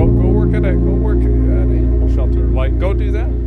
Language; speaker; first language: English; native; English